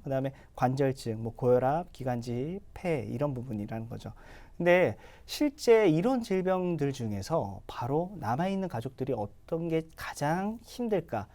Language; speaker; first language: Korean; native; Korean